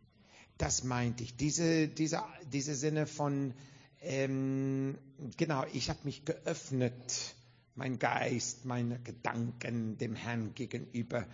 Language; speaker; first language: German; non-native, fluent; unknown